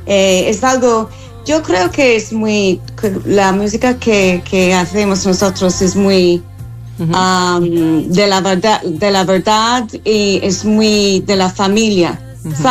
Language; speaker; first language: Spanish; non-native, fluent; English